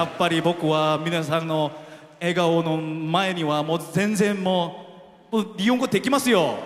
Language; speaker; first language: Japanese; non-native, fluent; Korean